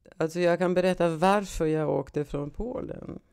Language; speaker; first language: Swedish; early bilingual, other home language; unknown